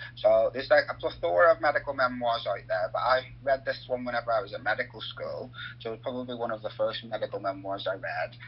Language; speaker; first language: English; native; English